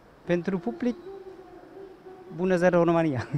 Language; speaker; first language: Romanian; non-native, learner; German